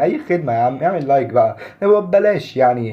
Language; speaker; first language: Arabic; native; Arabic